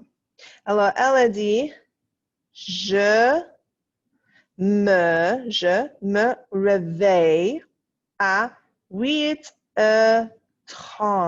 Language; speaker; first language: French; non-native, fluent; English